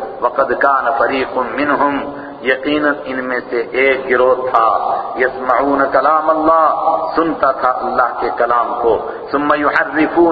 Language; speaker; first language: Urdu; non-native, local second language; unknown